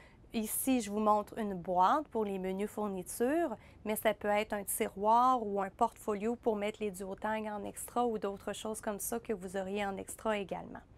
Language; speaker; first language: French; native; French